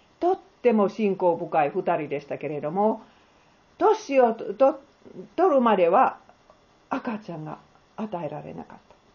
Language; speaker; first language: Japanese; non-native, fluent; Finnish